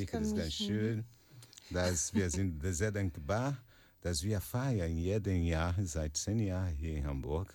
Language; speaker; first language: German; non-native, learner; Portuguese